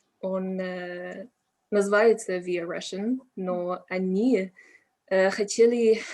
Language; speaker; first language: Russian; non-native, learner; English